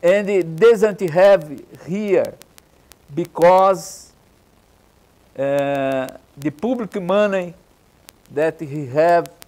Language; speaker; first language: English; non-native, learner; Portuguese